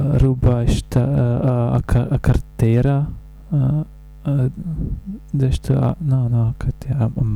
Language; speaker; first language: Portuguese; non-native, learner; English